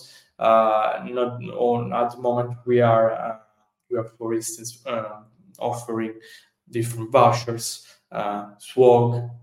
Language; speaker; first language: English; non-native, fluent; Italian